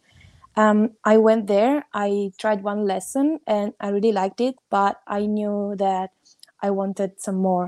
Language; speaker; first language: English; non-native, fluent; Italian